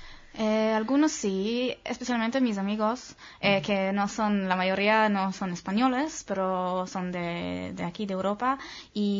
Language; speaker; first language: Spanish; non-native, fluent; Hebrew